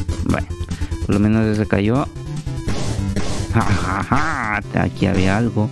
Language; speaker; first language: Spanish; native; Spanish